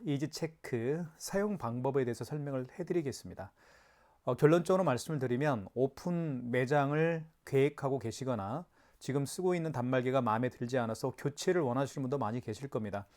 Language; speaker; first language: Korean; native; Korean